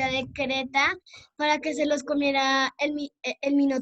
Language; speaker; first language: Spanish; native; Spanish